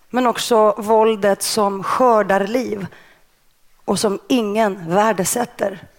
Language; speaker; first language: Swedish; early bilingual, other home language; Greek